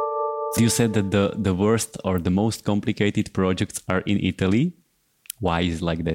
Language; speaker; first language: English; non-native, fluent; Slovak